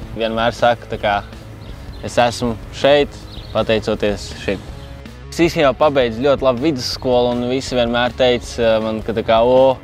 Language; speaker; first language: Latvian; native; Latvian